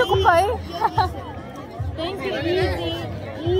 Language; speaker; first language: English; non-native, fluent; Korean